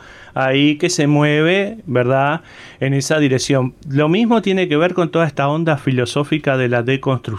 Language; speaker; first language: Spanish; native; Spanish